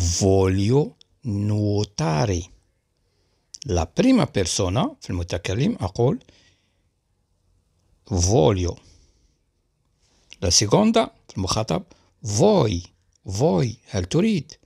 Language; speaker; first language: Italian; non-native, learner; Arabic